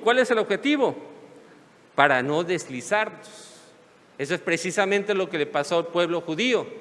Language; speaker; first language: Spanish; native; Spanish